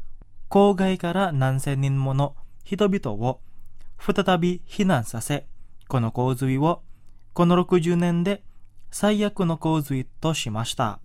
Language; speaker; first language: Japanese; non-native, fluent; Indonesian